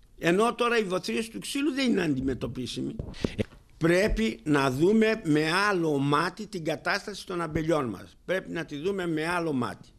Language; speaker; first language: Greek; native; Greek